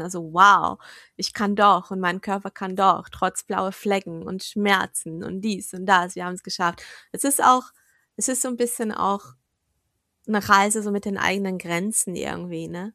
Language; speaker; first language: German; native; German